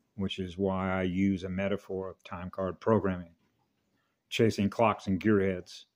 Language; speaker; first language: English; native; English